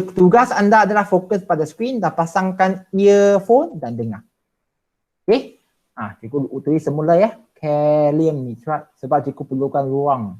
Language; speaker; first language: Malay; non-native, local second language; Chinese